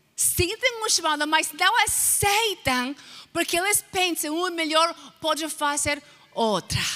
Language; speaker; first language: Portuguese; non-native, fluent; English